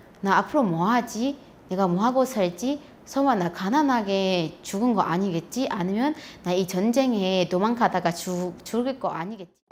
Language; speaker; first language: Korean; non-native, fluent; Burmese